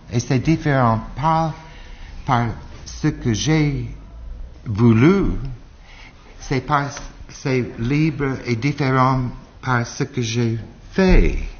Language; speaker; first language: French; non-native, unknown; English